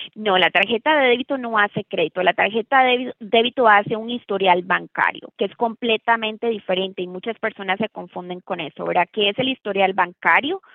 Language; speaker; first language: Spanish; native; Spanish